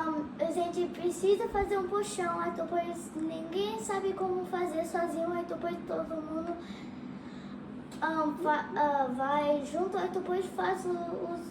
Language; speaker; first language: Portuguese; early bilingual, heritage; Portuguese